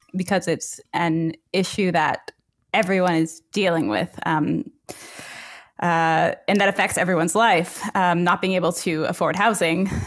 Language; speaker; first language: English; native; English